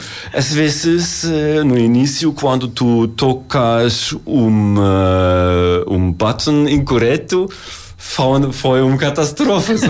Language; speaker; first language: Portuguese; non-native, learner; German